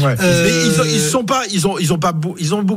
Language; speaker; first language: French; native; French